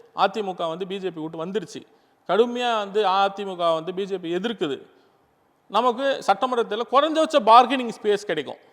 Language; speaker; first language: Tamil; non-native, local second language; Urdu